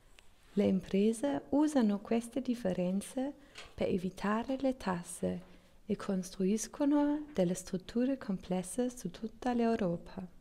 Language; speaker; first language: Italian; non-native, learner; German